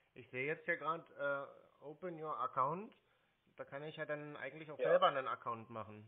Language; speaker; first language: German; native; German